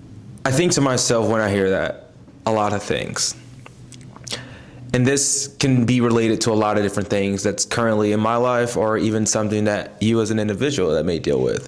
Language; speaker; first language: English; native; English